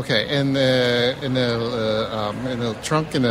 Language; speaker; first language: Spanish; early bilingual, heritage; Spanish